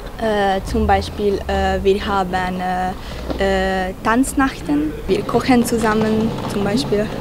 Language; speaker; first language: German; non-native, learner; Hungarian